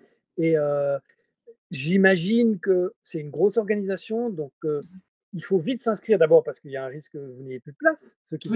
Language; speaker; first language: French; native; French